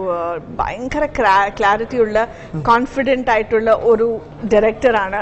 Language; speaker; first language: Malayalam; non-native, learner; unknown